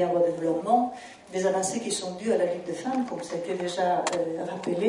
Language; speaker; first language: French; non-native, fluent; Italian